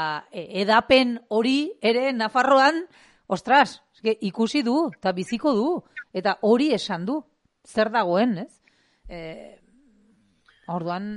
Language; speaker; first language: Basque; native; Basque